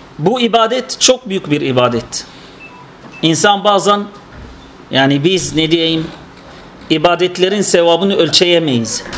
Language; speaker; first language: Turkish; non-native, fluent; Arabic